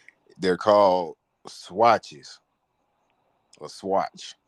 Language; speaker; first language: English; native; English